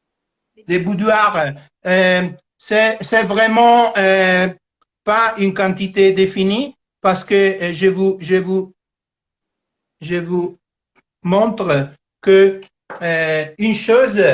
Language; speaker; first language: French; non-native, fluent; Italian